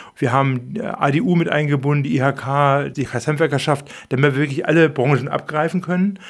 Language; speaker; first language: German; native; German